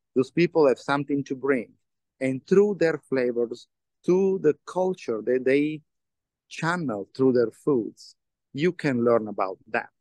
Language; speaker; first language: English; non-native, fluent; Italian